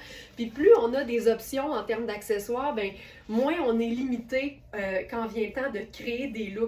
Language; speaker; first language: French; native; French